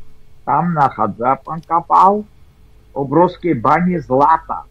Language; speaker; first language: Slovak; non-native, fluent; Armenian